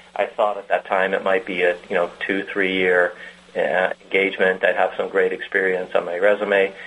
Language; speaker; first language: English; native; English